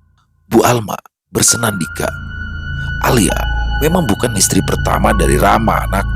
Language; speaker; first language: Indonesian; native; Indonesian